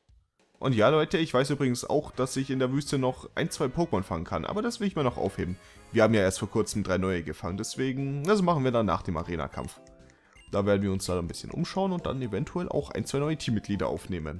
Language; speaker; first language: German; native; German